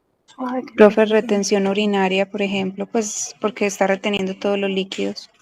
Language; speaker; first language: Spanish; native; Spanish